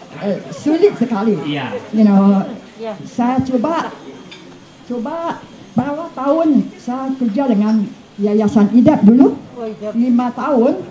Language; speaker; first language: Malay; non-native, learner; English